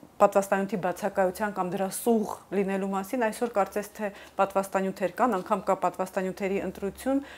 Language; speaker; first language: Armenian; native; Armenian